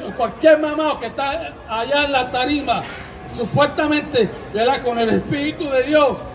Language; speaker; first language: Spanish; early bilingual, heritage; Spanish